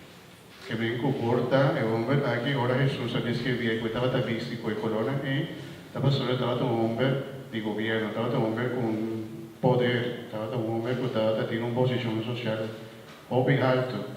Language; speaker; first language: Spanish; non-native, learner; Papiamento